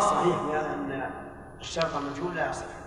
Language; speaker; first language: Arabic; native; Arabic